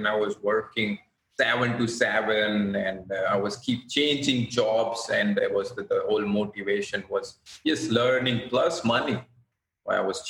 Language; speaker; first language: English; non-native, local second language; Gujarati